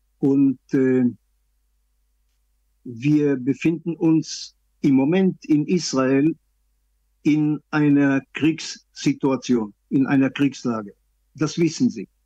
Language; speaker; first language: German; non-native, fluent; Hebrew